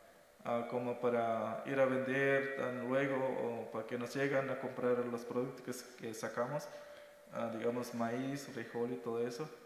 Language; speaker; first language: Spanish; non-native, local second language; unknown